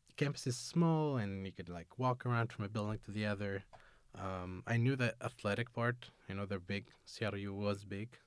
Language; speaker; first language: English; non-native, fluent; Arabic